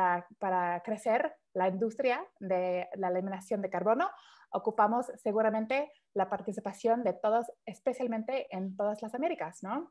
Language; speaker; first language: Spanish; early bilingual, heritage; Spanish